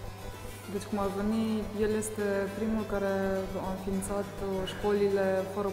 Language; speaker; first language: Romanian; native; Romanian